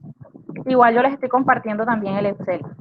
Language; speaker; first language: Spanish; native; Spanish